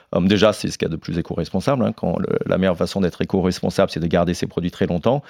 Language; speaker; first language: French; non-native, fluent; English